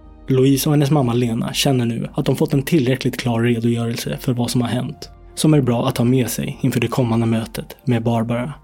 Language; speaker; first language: Swedish; native; Swedish